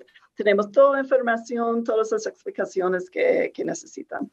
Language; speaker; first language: Spanish; non-native, fluent; English